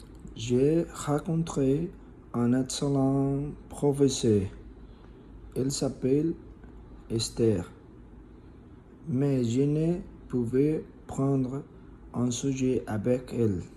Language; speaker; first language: French; non-native, learner; Spanish